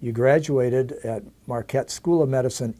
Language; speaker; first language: English; native; English